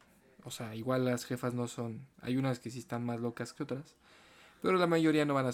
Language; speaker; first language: Spanish; native; Spanish